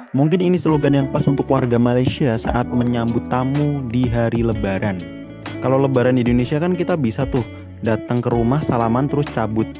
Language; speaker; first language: Indonesian; native; Indonesian